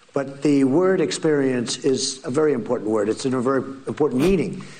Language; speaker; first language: English; native; English